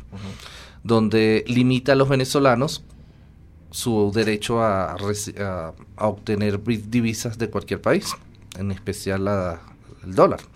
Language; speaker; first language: Spanish; native; Spanish